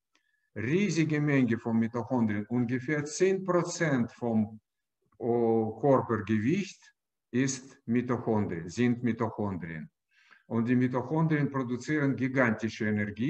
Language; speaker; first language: German; non-native, fluent; Russian